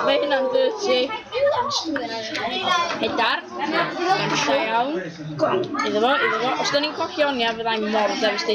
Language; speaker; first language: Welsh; native; Welsh